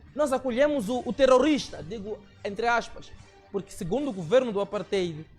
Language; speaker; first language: Portuguese; non-native, local second language; Tsonga